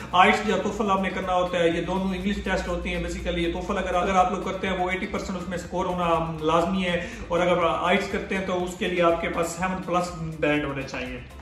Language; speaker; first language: Urdu; non-native, local second language; Punjabi